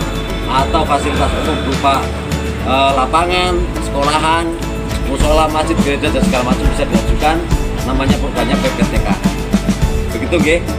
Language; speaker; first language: Indonesian; native; Indonesian